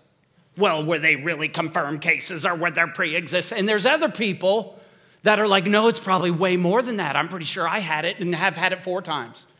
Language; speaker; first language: English; native; English